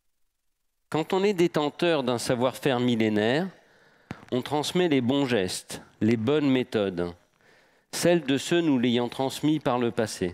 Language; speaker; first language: French; native; French